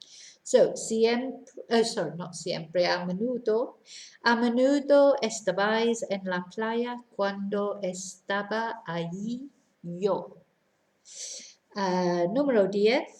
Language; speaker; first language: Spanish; non-native, fluent; English